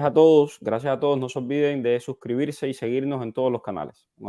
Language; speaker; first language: Spanish; native; Spanish